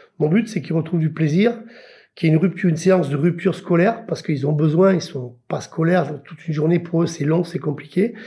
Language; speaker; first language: French; native; French